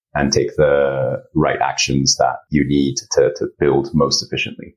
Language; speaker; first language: English; early bilingual, other home language; Japanese